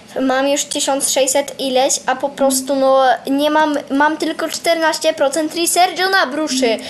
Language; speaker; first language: Polish; native; Polish